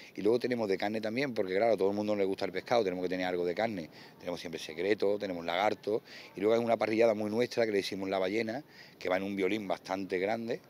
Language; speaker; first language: Spanish; native; Spanish